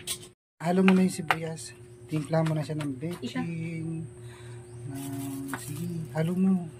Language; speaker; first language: Filipino; native; Filipino